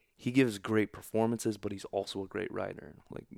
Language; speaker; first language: English; native; English